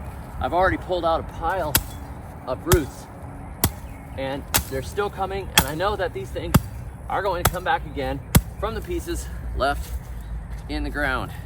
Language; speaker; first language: English; native; English